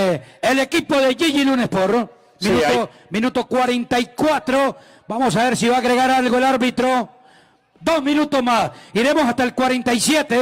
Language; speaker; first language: Spanish; native; Spanish